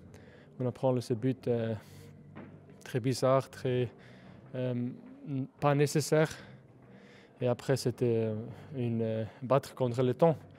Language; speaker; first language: French; non-native, learner; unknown